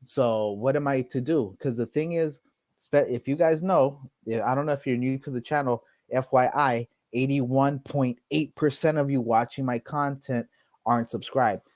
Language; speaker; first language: English; native; English